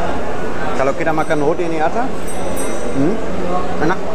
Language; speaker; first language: Indonesian; non-native, fluent; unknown